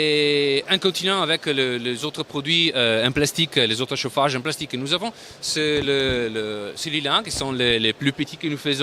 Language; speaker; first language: French; non-native, learner; Italian